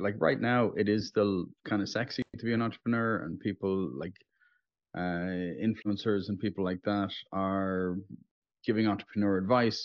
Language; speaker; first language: English; native; English